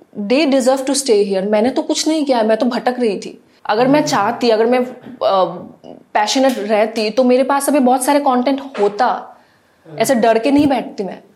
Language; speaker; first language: Hindi; non-native, local second language; Assamese